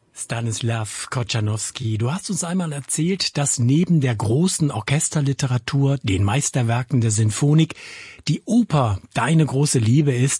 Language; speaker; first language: German; native; German